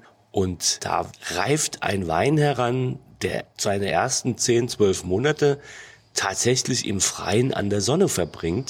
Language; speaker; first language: German; native; German